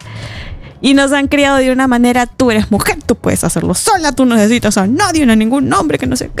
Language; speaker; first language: Spanish; native; Spanish